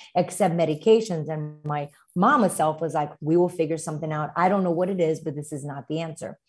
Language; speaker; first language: English; early bilingual, other home language; Romanian